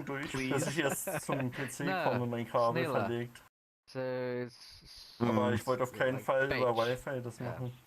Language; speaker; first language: German; native; German